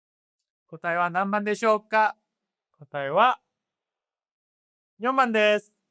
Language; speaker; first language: Japanese; non-native, fluent; Korean